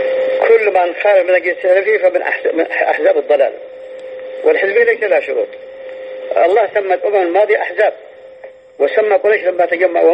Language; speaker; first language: Arabic; native; Arabic